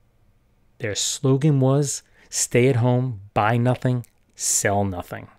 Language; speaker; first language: English; native; English